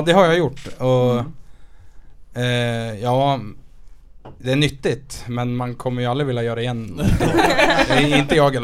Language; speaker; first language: Swedish; native; Swedish